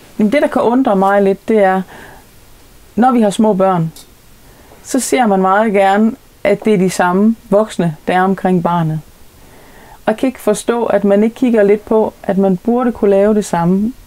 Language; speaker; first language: Danish; native; Danish